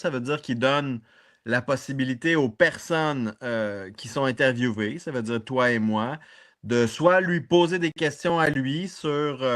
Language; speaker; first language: French; native; French